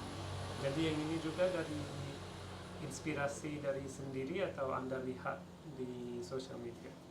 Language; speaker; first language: Indonesian; non-native, fluent; English